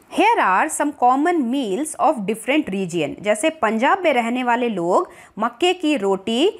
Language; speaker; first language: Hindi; non-native, local second language; Bangla